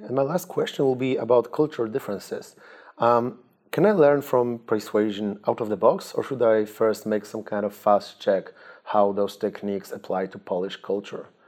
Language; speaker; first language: English; non-native, fluent; Polish